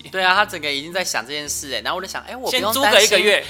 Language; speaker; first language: Chinese; native; Chinese